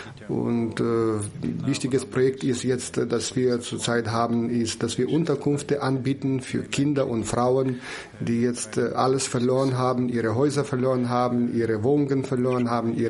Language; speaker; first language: German; non-native, fluent; Ukrainian